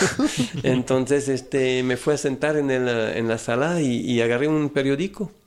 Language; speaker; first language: Spanish; non-native, fluent; French